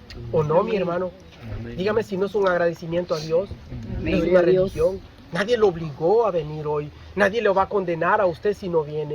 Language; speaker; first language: Spanish; native; Spanish